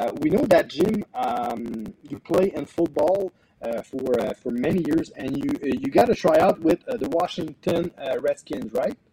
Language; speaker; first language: English; non-native, learner; French